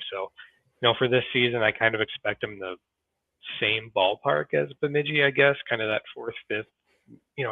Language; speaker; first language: English; native; English